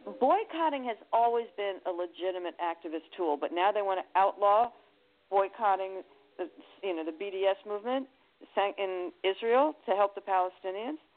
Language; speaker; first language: English; native; English